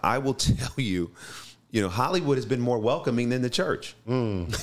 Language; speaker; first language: English; native; English